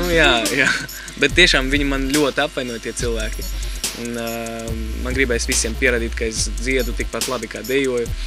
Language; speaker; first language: Latvian; non-native, local second language; Russian